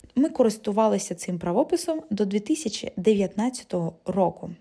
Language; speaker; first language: Ukrainian; non-native, local second language; Russian